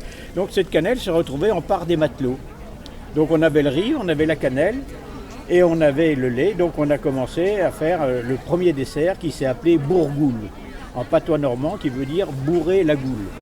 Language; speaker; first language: French; native; French